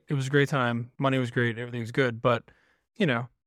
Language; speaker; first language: English; native; English